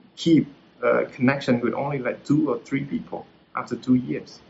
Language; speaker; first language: English; non-native, fluent; Vietnamese